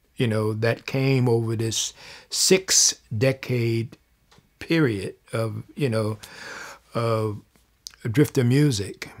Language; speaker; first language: English; native; English